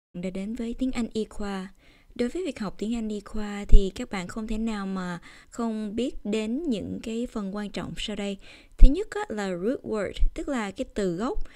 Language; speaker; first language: Vietnamese; early bilingual, heritage; Vietnamese